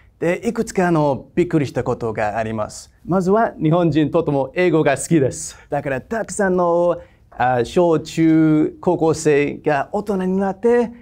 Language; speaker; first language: Japanese; non-native, fluent; English